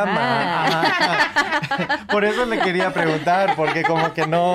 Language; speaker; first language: Spanish; early bilingual, heritage; Spanish